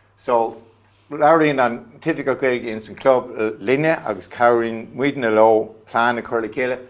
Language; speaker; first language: Irish; non-native, local second language; English